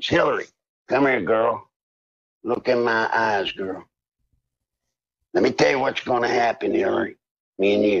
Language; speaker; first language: English; native; English